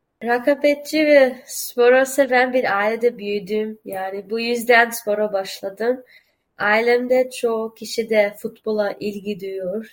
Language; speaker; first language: Turkish; early bilingual, heritage; Turkish